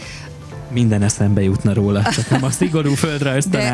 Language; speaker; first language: Hungarian; native; Hungarian